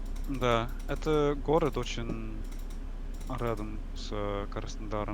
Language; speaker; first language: Russian; non-native, learner; English